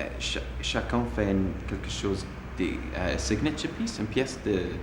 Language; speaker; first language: French; non-native, learner; English